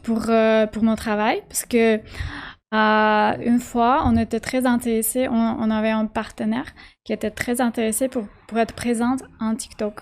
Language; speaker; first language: French; non-native, learner; Russian